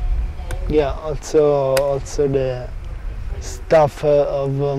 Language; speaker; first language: English; non-native, learner; Italian